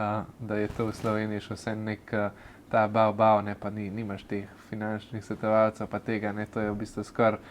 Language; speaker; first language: Slovenian; native; Slovenian